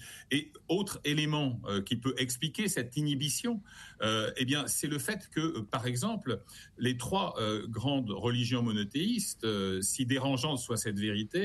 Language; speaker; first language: French; native; French